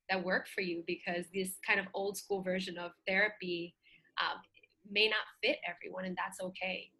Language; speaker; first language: English; native; English